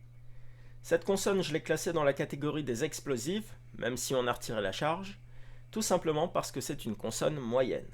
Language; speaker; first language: French; native; French